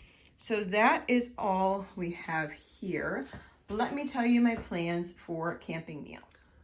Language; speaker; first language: English; native; English